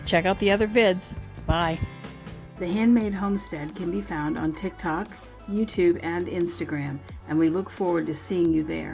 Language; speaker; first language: English; native; English